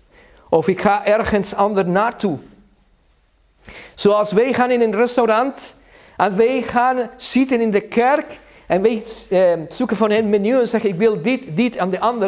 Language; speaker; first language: Dutch; non-native, learner; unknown